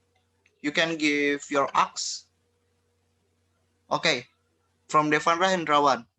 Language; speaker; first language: English; non-native, learner; Indonesian